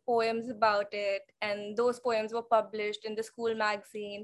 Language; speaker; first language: English; non-native, local second language; Hindi